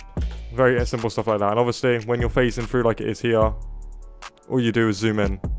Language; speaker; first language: English; native; English